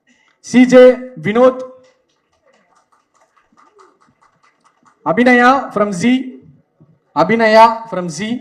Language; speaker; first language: Tamil; native; Tamil